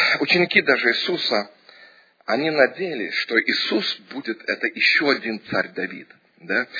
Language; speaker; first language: Russian; early bilingual, heritage; Russian